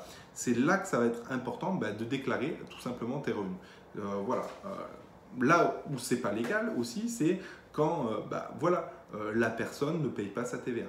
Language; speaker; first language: French; native; French